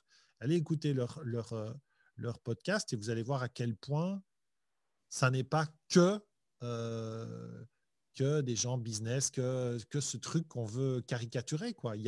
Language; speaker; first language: French; native; French